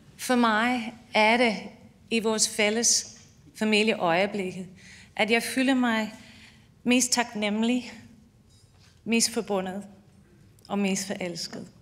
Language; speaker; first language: Danish; non-native, fluent; English